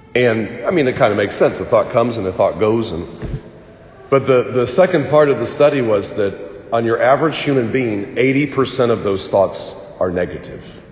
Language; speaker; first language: English; native; English